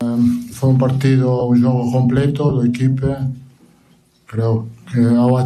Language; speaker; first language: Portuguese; non-native, learner; Italian